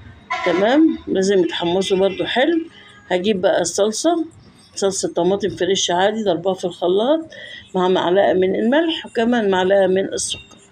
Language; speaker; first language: Arabic; native; Arabic